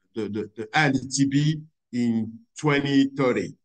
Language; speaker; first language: English; non-native, fluent; French